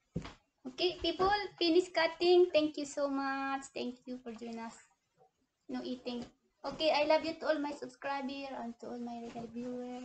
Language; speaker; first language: English; non-native, learner; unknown